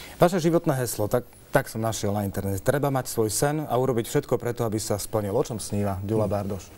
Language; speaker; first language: Slovak; native; Slovak